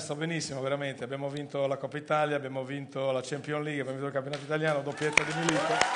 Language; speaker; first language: Italian; native; Italian